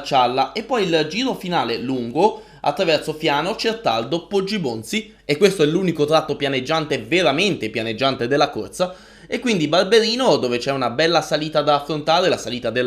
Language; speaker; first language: Italian; native; Italian